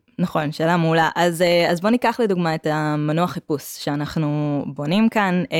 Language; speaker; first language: Hebrew; native; Hebrew